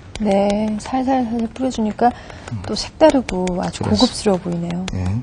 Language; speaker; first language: Korean; native; Korean